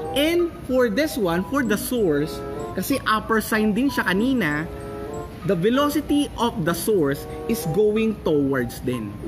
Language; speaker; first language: English; non-native, local second language; Filipino